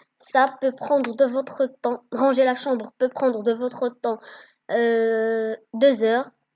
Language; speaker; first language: French; non-native, learner; Arabic